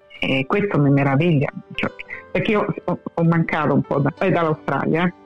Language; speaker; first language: Italian; early bilingual, heritage; English